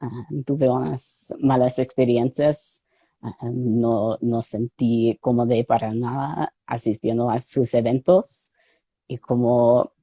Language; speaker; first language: Spanish; non-native, fluent; English